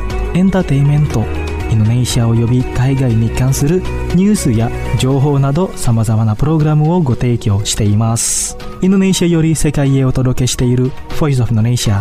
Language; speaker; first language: Japanese; non-native, fluent; Indonesian